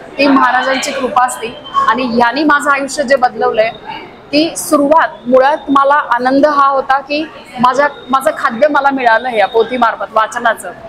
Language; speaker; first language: Marathi; native; Marathi